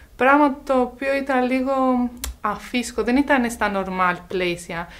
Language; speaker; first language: Greek; early bilingual, other home language; Albanian